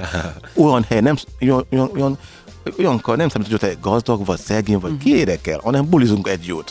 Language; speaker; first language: Hungarian; non-native, learner; Yoruba